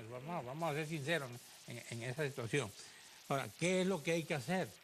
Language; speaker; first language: Spanish; native; Spanish